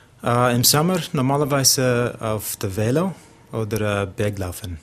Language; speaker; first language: German; non-native, learner; English